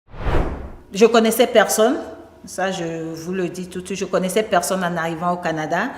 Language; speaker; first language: French; non-native, local second language; Ewe